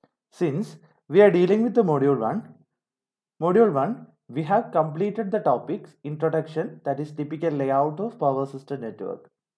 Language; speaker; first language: English; non-native, local second language; Malayalam